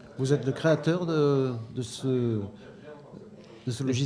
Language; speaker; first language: French; native; French